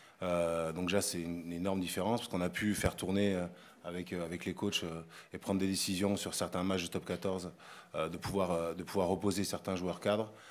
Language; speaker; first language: French; native; French